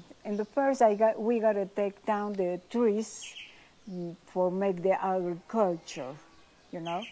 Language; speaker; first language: English; non-native, learner; Spanish